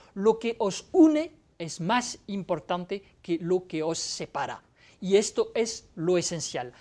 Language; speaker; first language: Spanish; non-native, fluent; French